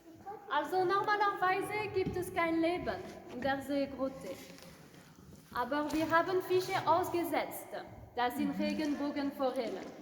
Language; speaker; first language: German; non-native, local second language; French